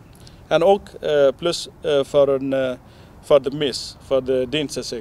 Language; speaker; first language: Dutch; non-native, learner; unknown